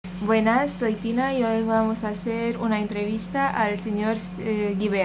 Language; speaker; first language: Spanish; early bilingual, other home language; Romanian